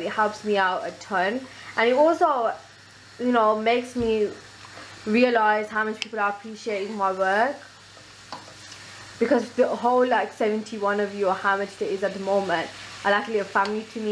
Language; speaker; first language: English; early bilingual, other home language; Hindi